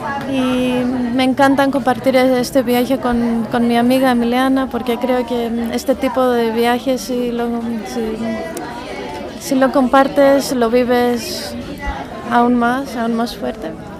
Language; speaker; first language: Spanish; non-native, fluent; Greek